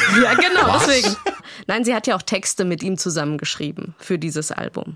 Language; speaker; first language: German; native; German